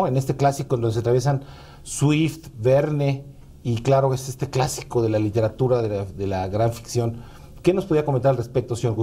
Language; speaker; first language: Spanish; native; Spanish